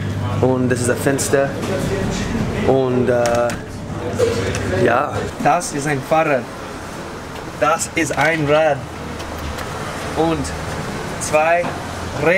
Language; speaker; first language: German; non-native, learner; English